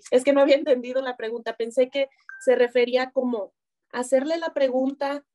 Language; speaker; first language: Spanish; native; Spanish